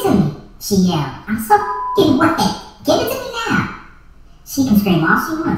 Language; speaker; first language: English; native; English